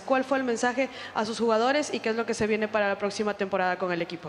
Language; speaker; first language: Spanish; native; Spanish